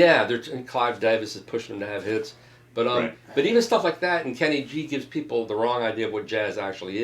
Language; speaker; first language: English; native; English